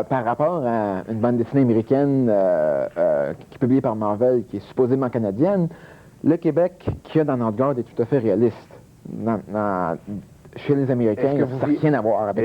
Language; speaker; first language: French; native; French